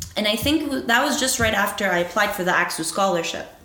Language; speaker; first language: English; early bilingual, other home language; Arabic